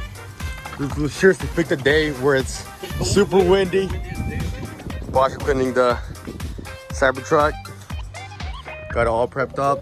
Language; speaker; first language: English; native; English